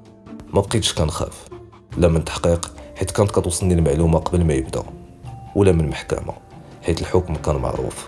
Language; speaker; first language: Arabic; native; Arabic